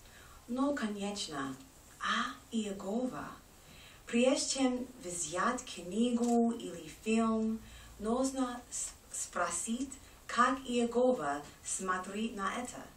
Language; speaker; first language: Russian; non-native, learner; English